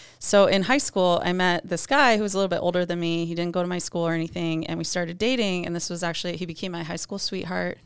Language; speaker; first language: English; native; English